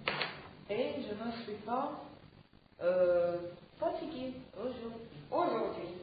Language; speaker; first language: French; non-native, learner; Russian